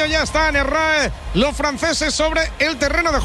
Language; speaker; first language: Spanish; native; Spanish